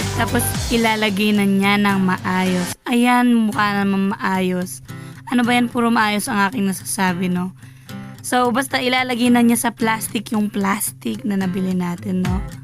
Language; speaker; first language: Filipino; non-native, local second language; Pampanga